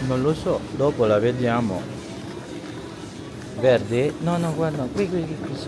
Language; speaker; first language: Italian; non-native, learner; Filipino